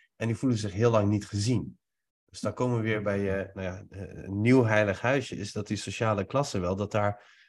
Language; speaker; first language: Dutch; early bilingual, other home language; Turkish